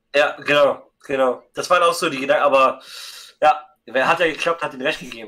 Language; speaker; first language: German; native; German